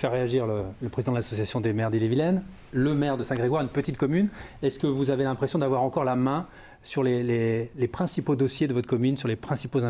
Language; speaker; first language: French; native; French